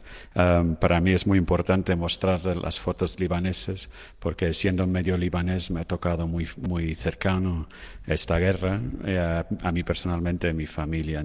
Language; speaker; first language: Spanish; non-native, fluent; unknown